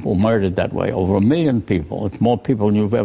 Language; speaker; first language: English; early bilingual, other home language; Yiddish